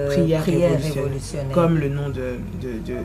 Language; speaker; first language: French; non-native, local second language; Lingala